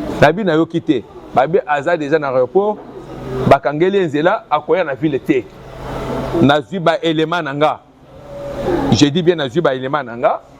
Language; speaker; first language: Lingala; non-native, local second language; Luba-Lulua